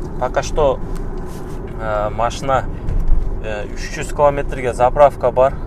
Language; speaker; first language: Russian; non-native, local second language; Kyrgyz